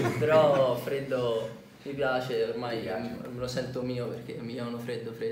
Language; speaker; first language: Italian; native; Italian